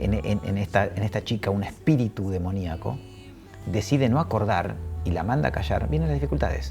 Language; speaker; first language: Spanish; native; Spanish